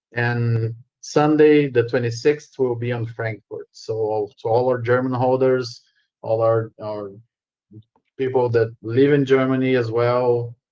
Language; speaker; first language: English; non-native, fluent; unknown